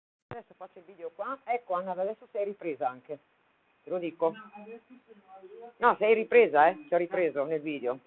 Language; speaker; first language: Italian; native; Italian